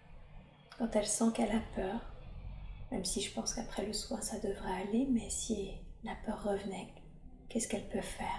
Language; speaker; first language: French; native; French